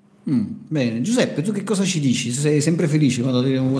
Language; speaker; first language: Italian; native; Italian